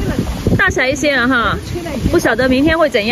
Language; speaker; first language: Chinese; native; Chinese